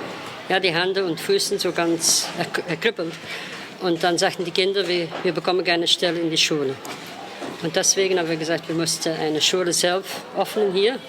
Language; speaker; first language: German; non-native, fluent; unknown